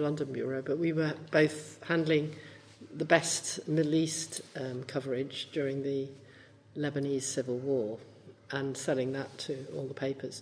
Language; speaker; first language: English; native; English